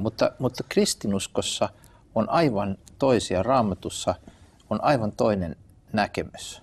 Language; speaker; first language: Finnish; native; Finnish